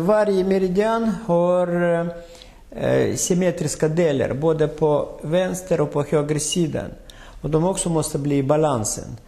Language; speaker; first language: Swedish; non-native, fluent; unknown